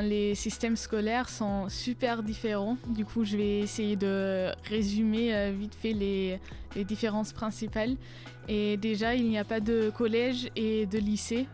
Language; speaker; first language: French; non-native, fluent; German